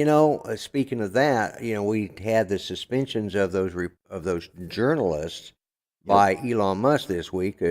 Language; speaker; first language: English; native; English